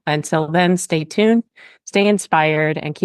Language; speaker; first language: English; native; English